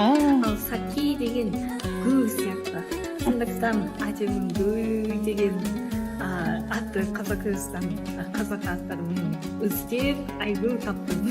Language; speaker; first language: Kazakh; non-native, learner; Japanese